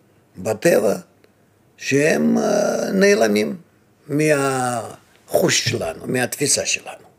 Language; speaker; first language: Hebrew; non-native, fluent; Russian